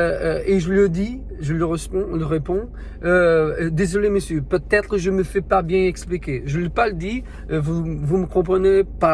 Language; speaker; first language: French; non-native, learner; Portuguese